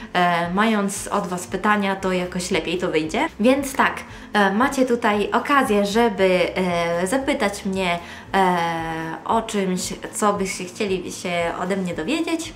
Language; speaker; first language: Polish; non-native, fluent; Italian